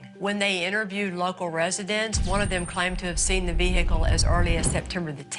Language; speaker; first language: English; native; English